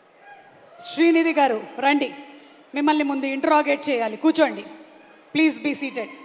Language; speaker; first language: Telugu; native; Telugu